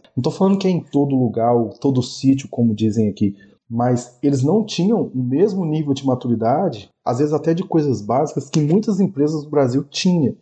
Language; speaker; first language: Portuguese; native; Portuguese